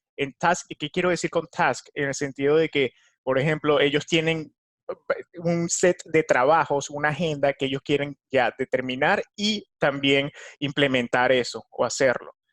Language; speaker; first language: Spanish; native; Spanish